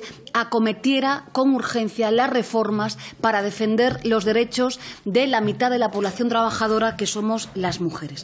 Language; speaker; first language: Spanish; native; Spanish